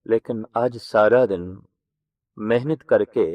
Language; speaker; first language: Hindi; non-native, local second language; Punjabi